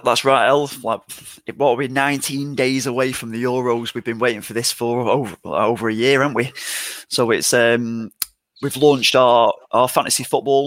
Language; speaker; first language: English; native; English